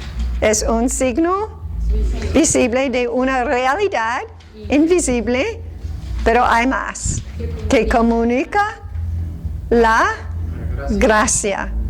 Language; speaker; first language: Spanish; non-native, fluent; English